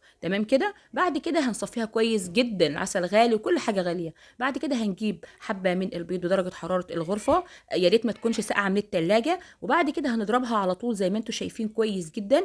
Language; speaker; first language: Arabic; native; Arabic